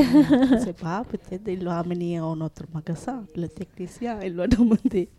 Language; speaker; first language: French; non-native, learner; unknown